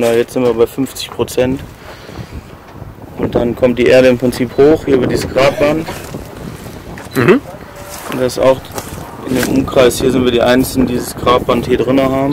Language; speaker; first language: German; native; German